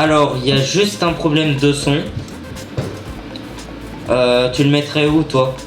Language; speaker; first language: French; native; French